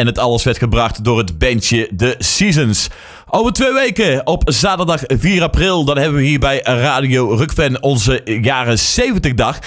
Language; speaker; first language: Dutch; native; Dutch